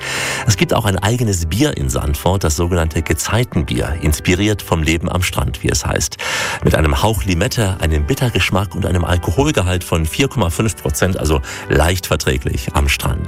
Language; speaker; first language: German; native; German